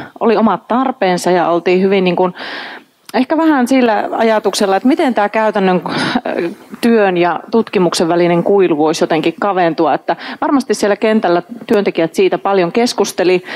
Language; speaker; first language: Finnish; native; Finnish